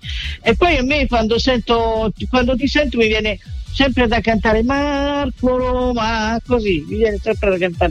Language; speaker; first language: Italian; native; Italian